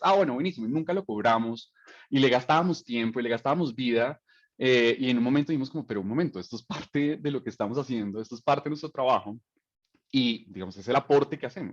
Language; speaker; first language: Spanish; native; Spanish